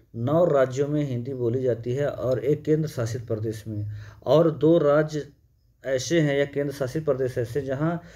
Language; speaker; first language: Hindi; native; Hindi